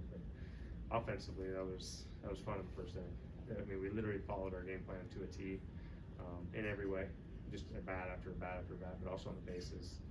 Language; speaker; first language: English; native; English